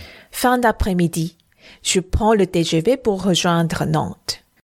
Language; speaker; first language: French; non-native, fluent; Korean